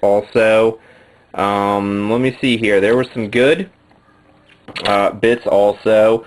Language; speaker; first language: English; native; English